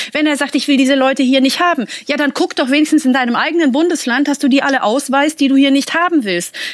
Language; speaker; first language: German; early bilingual, heritage; German